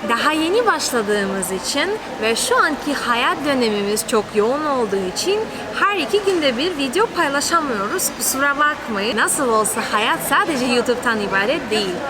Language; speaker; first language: Turkish; non-native, fluent; Russian